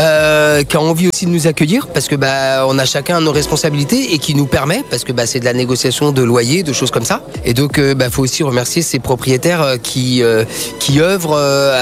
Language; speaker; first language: French; native; French